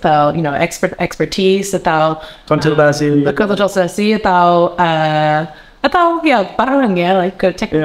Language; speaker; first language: Indonesian; non-native, learner; English